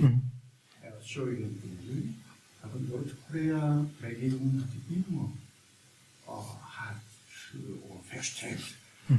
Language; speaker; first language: German; non-native, learner; Korean